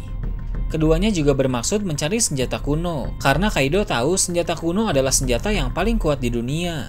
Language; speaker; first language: Indonesian; native; Indonesian